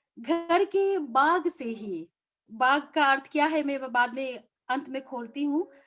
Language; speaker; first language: Hindi; non-native, local second language; Nyishi